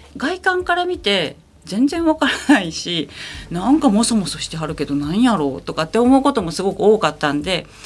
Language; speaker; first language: Japanese; native; Japanese